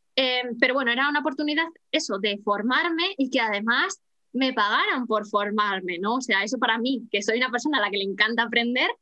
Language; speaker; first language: Spanish; native; Spanish